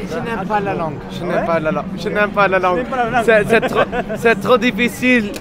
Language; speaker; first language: French; non-native, learner; Japanese